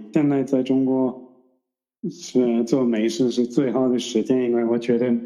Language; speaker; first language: Chinese; non-native, fluent; French